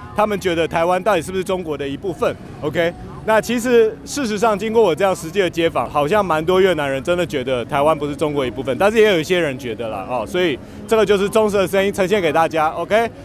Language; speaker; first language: Chinese; native; Chinese